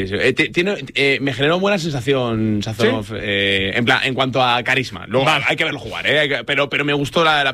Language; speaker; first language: Spanish; native; Spanish